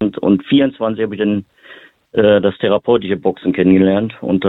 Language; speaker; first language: German; native; German